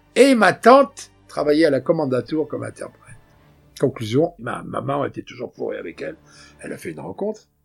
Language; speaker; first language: French; native; French